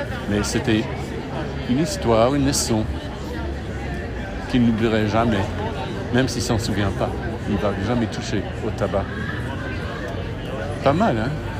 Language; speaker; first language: French; non-native, fluent; English